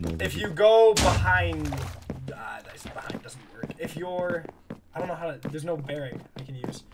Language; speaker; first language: English; native; English